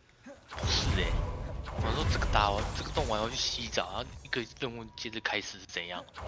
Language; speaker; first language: Chinese; native; Chinese